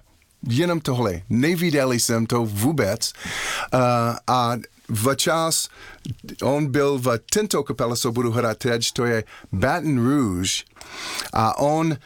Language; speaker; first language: Czech; non-native, learner; English